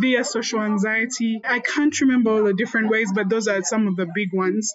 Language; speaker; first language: English; non-native, local second language; Kinyarwanda